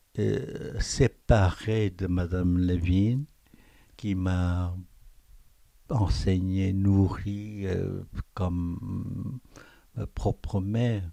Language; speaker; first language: French; non-native, fluent; Korean